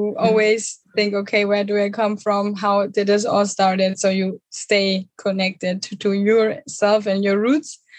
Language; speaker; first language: English; non-native, fluent; German